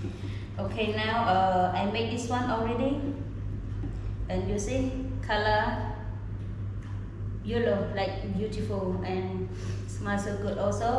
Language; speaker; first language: English; non-native, learner; Khmer